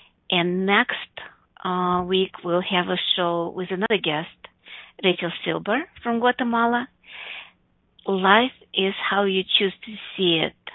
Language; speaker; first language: English; non-native, fluent; Russian